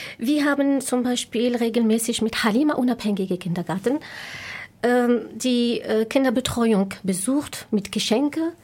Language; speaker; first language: German; non-native, fluent; Arabic